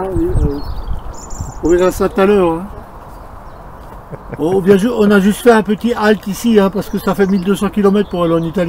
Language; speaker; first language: French; native; French